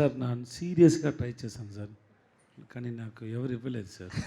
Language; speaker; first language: Telugu; non-native, learner; Tamil